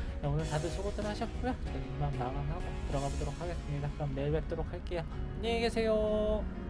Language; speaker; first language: Korean; native; Korean